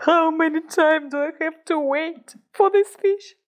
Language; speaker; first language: English; non-native, fluent; Russian